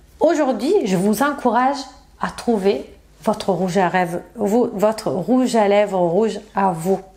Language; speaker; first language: French; non-native, fluent; Italian